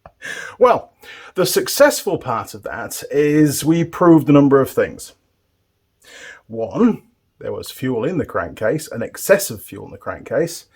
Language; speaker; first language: English; native; English